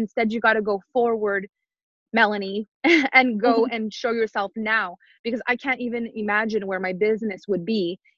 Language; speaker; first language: English; non-native, fluent; French